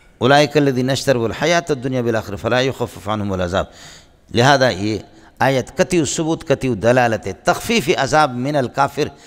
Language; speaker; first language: Urdu; non-native, local second language; Brahui